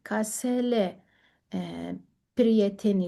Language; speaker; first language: Romanian; non-native, learner; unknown